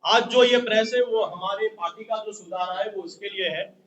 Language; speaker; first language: Hindi; non-native, local second language; Gujarati